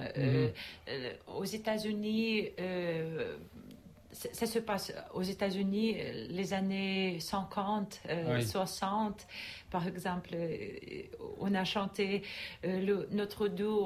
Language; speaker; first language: French; non-native, learner; Russian